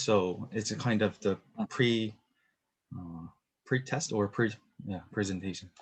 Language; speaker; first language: English; non-native, learner; Korean